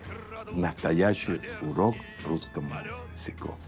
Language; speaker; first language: Russian; non-native, learner; Spanish